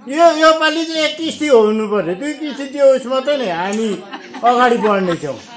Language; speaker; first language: Nepali; native; Nepali